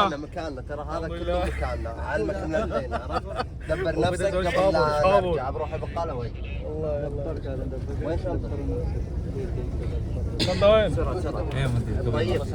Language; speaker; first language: Arabic; native; Arabic